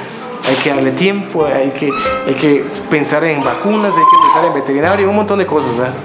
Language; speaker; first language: Spanish; native; Spanish